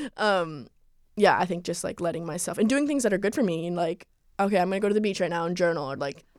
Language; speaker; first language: English; native; English